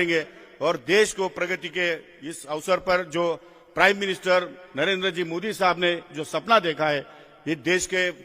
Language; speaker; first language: Hindi; non-native, local second language; Marathi